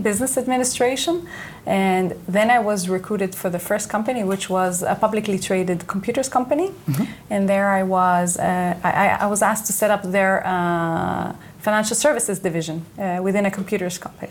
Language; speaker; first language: English; non-native, fluent; Hebrew